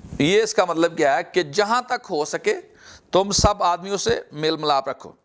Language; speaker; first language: Urdu; native; Urdu